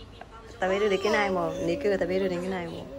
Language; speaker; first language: Japanese; non-native, learner; Vietnamese